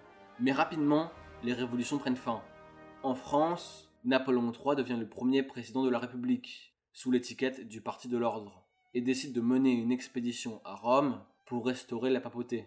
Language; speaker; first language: French; native; French